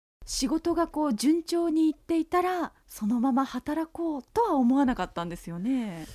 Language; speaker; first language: Japanese; native; Japanese